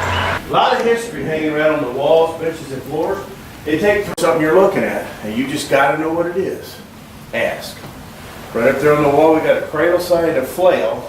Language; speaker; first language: English; native; English